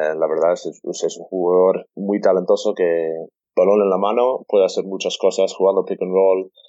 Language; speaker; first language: Spanish; non-native, fluent; English